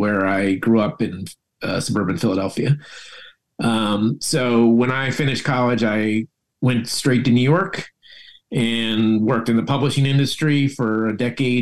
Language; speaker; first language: English; native; English